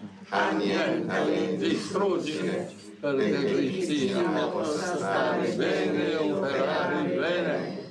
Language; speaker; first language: Italian; native; Italian